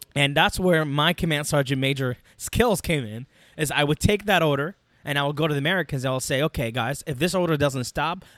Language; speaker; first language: English; non-native, fluent; Arabic